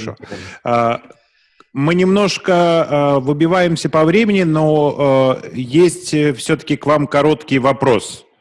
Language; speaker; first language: Russian; native; Russian